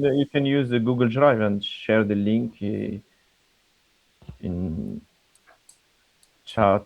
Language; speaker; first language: English; non-native, fluent; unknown